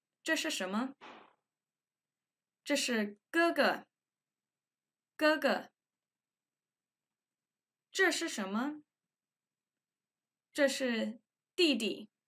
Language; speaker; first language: Chinese; non-native, fluent; English